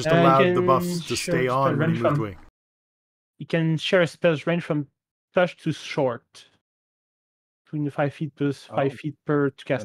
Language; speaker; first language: English; non-native, fluent; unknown